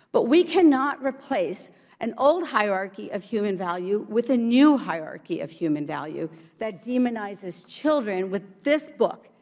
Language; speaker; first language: English; early bilingual, other home language; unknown